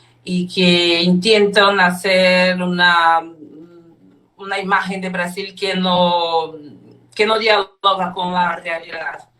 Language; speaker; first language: Spanish; non-native, fluent; Portuguese